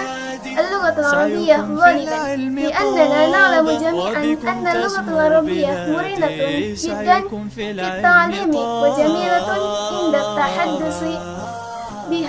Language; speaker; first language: Arabic; non-native, learner; Indonesian